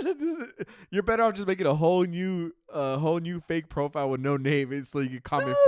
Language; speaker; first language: English; native; English